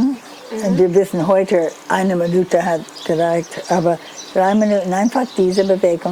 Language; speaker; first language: German; non-native, learner; English